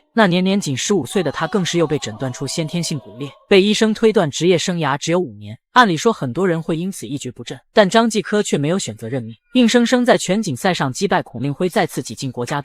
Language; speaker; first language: Chinese; native; Chinese